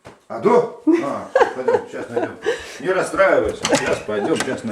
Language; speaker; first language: Russian; native; Russian